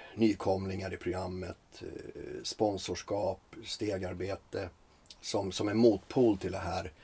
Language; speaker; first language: Swedish; early bilingual, other home language; Finnish